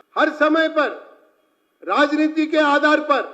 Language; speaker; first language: Hindi; non-native, local second language; Telugu